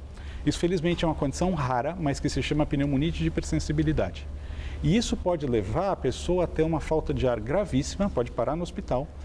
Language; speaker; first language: Portuguese; native; Portuguese